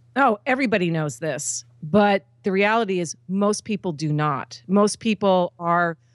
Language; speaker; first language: English; native; English